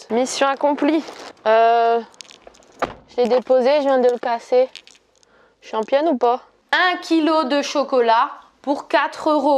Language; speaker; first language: French; native; French